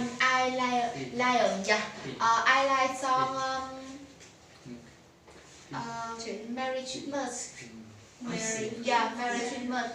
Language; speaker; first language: English; non-native, learner; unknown